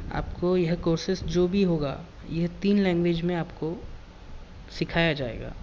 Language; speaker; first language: Hindi; non-native, local second language; Marathi